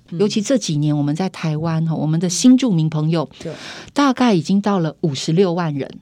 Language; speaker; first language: Chinese; native; Chinese